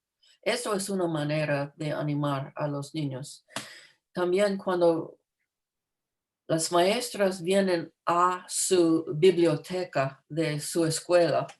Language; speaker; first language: Spanish; non-native, fluent; English